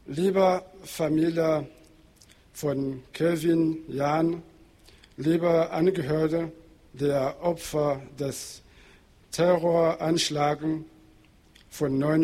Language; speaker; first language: German; non-native, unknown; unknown